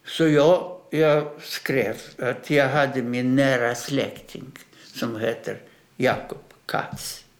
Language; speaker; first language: Swedish; non-native, fluent; Russian